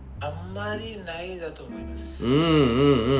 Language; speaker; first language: Japanese; non-native, learner; Bangla